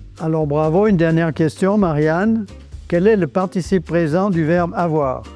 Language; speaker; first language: French; native; French